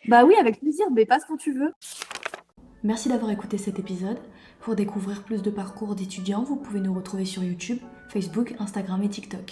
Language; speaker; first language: French; native; French